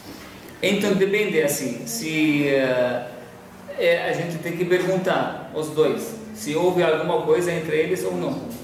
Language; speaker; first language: Portuguese; non-native, fluent; Arabic